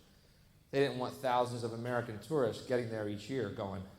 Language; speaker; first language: English; native; English